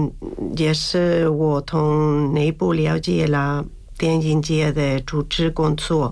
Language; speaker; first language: Chinese; non-native, learner; Spanish